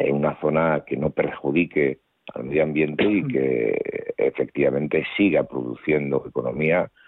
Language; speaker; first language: Spanish; native; Spanish